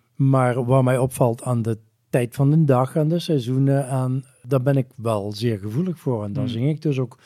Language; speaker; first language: Dutch; native; Dutch